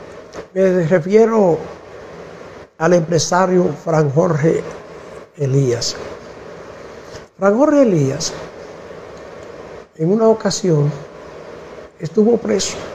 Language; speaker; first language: Spanish; native; Spanish